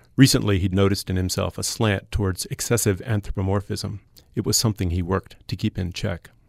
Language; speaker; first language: English; native; English